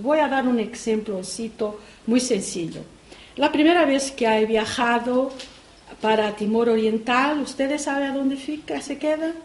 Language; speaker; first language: Spanish; non-native, fluent; Portuguese